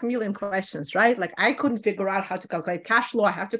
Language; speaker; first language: English; non-native, fluent; Russian